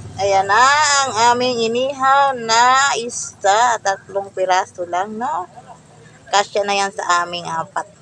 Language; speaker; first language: Filipino; non-native, local second language; Cebuano